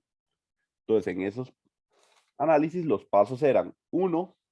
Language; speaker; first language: Spanish; native; Spanish